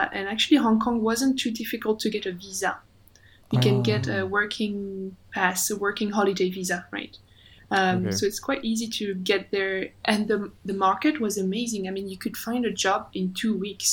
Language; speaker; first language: English; non-native, fluent; French